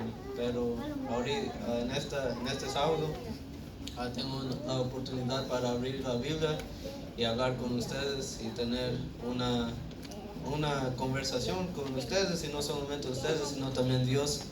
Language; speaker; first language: Spanish; early bilingual, heritage; Spanish